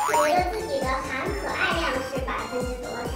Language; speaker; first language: Chinese; native; Chinese